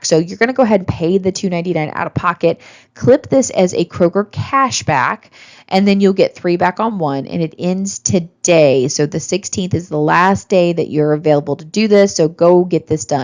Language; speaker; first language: English; native; English